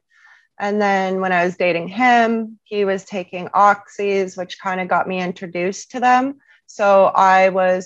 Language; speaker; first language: English; native; English